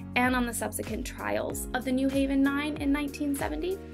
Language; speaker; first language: English; native; English